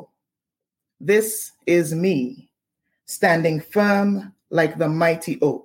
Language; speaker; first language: English; non-native, local second language; Ewe